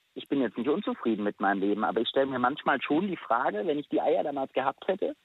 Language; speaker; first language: German; native; German